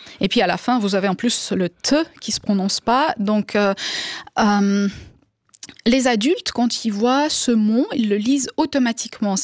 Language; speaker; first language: French; non-native, fluent; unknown